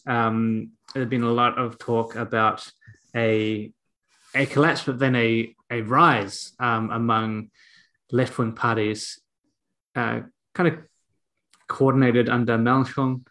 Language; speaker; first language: English; native; English